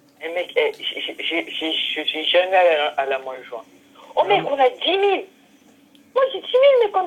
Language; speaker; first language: French; native; French